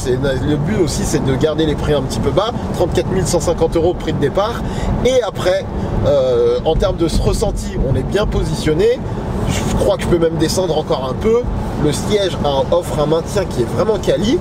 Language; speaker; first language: French; native; French